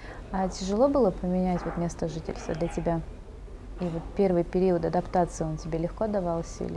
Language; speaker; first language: Russian; native; Russian